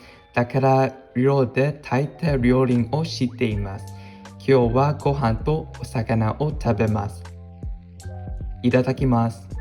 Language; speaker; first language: Japanese; non-native, learner; English